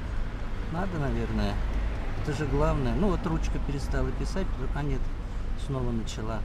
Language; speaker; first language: Russian; native; Russian